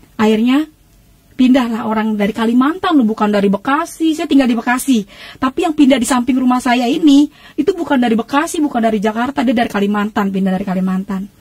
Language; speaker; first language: Indonesian; native; Indonesian